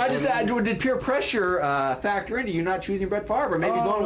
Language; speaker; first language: English; native; English